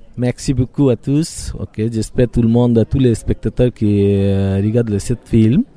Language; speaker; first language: French; non-native, learner; Bangla